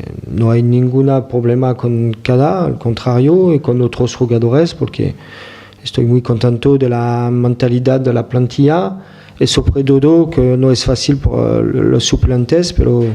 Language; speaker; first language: Spanish; non-native, fluent; French